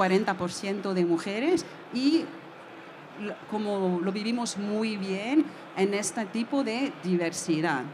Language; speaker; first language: Spanish; non-native, fluent; French